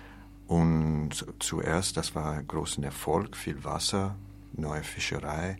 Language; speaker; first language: German; non-native, learner; English